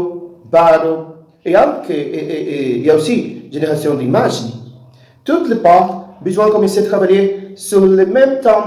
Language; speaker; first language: French; non-native, learner; Portuguese